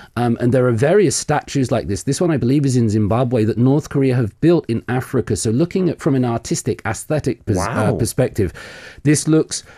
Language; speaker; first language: English; native; English